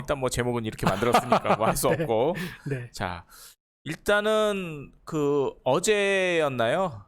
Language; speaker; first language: Korean; native; Korean